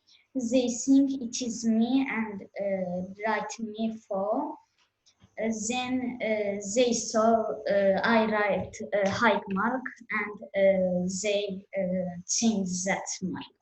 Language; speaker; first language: English; non-native, learner; Azerbaijani